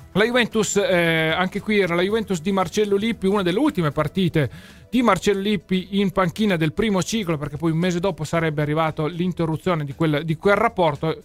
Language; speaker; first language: Italian; native; Italian